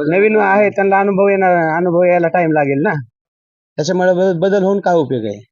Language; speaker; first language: Marathi; native; Marathi